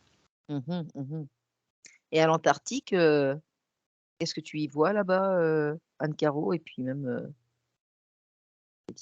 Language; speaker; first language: French; native; French